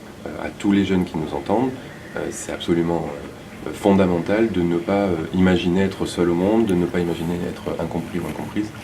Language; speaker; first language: French; native; French